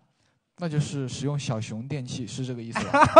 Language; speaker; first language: Chinese; native; Chinese